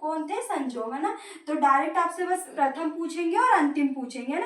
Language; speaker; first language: Hindi; native; Hindi